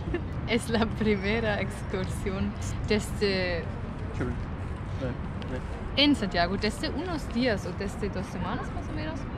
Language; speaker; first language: Spanish; non-native, learner; German